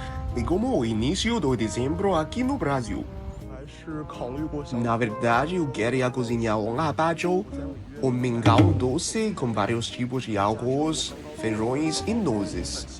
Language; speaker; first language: Portuguese; non-native, learner; Chinese